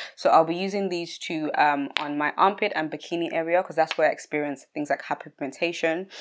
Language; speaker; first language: English; early bilingual, other home language; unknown